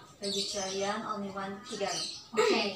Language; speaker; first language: English; non-native, learner; Indonesian